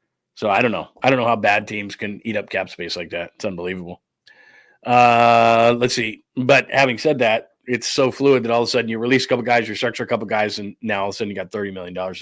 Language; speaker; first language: English; native; English